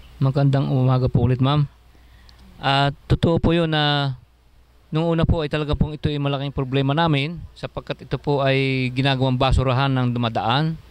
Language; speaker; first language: Filipino; native; Filipino